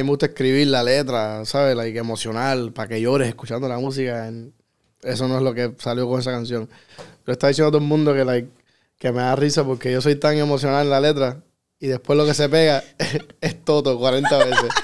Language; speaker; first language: Spanish; early bilingual, heritage; Spanish